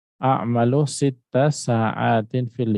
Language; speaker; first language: Arabic; non-native, fluent; Filipino